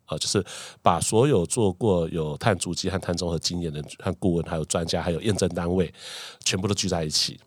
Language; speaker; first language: Chinese; native; Chinese